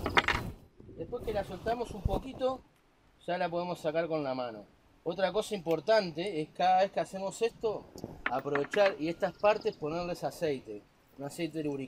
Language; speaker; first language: Spanish; native; Spanish